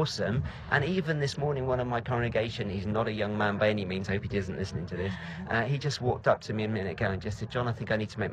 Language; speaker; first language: English; native; English